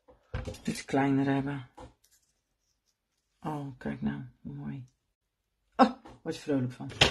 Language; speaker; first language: Dutch; native; Dutch